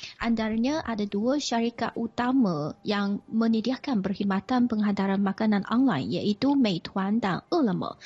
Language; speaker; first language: Malay; non-native, fluent; Chinese